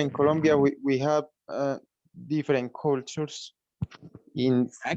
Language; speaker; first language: English; non-native, learner; Spanish